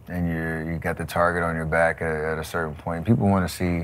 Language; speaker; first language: English; native; English